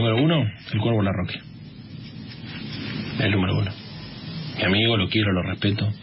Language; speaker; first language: Spanish; native; Spanish